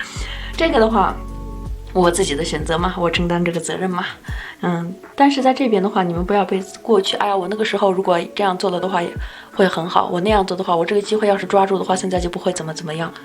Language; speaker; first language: Chinese; native; Chinese